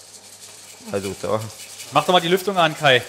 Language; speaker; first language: German; native; German